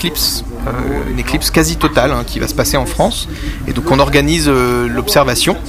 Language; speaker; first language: French; native; French